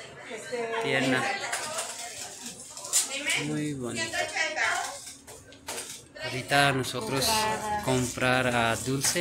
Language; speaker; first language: Spanish; non-native, learner; Hindi